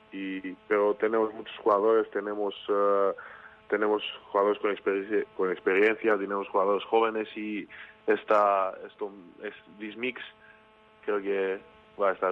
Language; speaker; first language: Spanish; non-native, learner; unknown